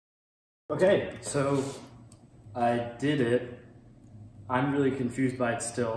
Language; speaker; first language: English; native; English